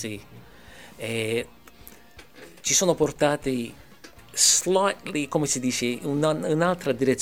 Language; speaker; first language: Italian; early bilingual, heritage; English